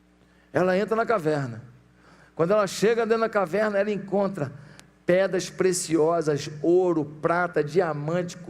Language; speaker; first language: Portuguese; native; Portuguese